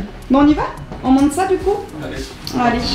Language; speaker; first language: French; native; French